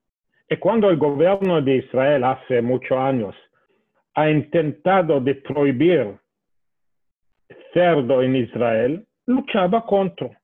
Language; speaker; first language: Spanish; non-native, fluent; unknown